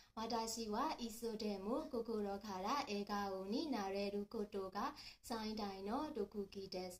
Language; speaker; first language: Japanese; non-native, learner; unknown